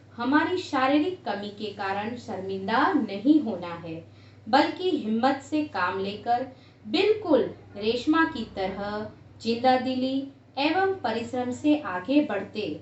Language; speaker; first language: Hindi; non-native, local second language; Gujarati